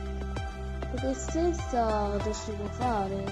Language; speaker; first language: Italian; early bilingual, other home language; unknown